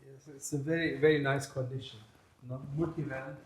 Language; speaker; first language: English; non-native, learner; German